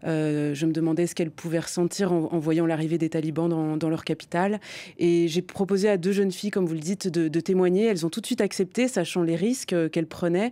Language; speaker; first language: French; native; French